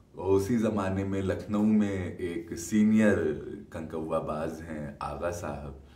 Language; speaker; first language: Hindi; native; Hindi